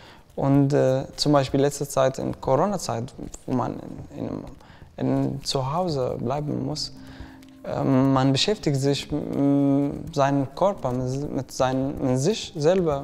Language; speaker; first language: German; non-native, fluent; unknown